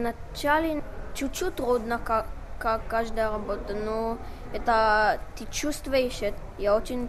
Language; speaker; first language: Russian; early bilingual, heritage; Hebrew